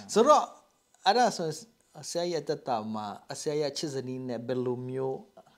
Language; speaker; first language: Burmese; non-native, local second language; S'gaw Karen